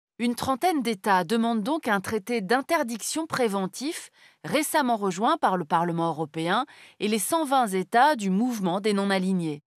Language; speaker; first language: French; native; French